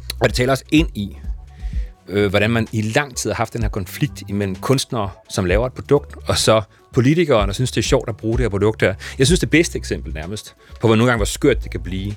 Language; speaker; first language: Danish; native; Danish